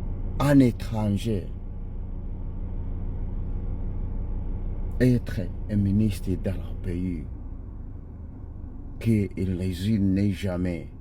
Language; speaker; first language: French; non-native, learner; Ganda